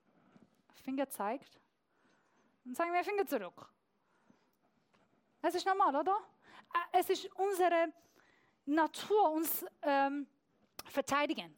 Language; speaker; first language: German; non-native, fluent; Persian